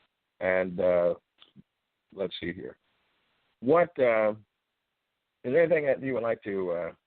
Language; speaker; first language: English; native; English